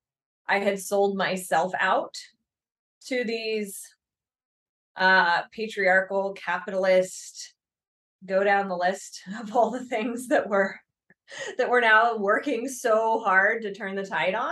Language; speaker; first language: English; native; English